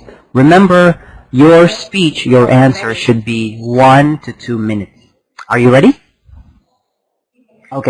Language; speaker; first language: English; non-native, fluent; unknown